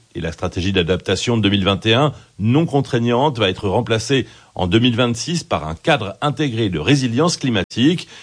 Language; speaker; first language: French; native; French